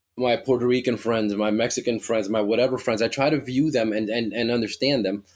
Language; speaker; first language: English; early bilingual, other home language; Spanish